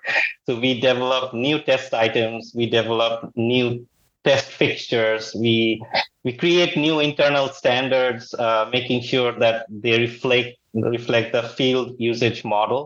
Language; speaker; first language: English; non-native, local second language; Bangla